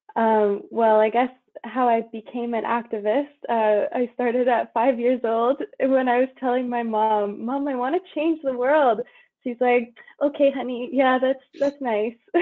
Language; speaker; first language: English; native; English